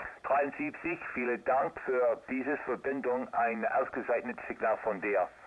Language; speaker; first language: German; non-native, learner; English